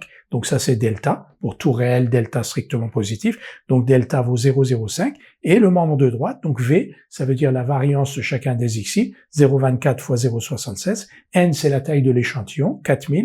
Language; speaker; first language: French; native; French